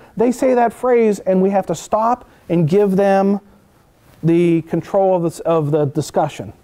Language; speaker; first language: English; native; English